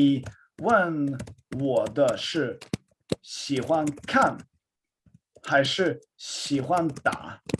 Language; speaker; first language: Chinese; non-native, learner; Swedish